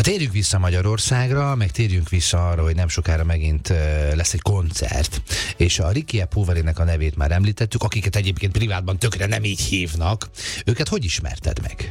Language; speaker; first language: Hungarian; native; Hungarian